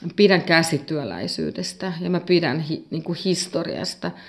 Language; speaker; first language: Finnish; native; Finnish